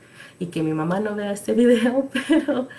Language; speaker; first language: Spanish; early bilingual, other home language; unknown